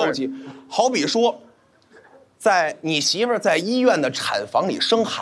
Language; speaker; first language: Chinese; native; Chinese